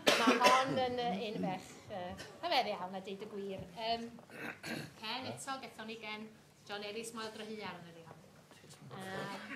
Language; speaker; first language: Welsh; native; Welsh